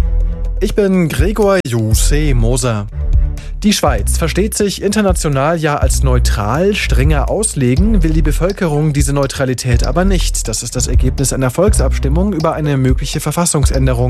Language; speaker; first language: German; native; German